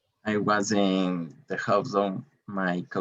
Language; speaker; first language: English; non-native, learner; Spanish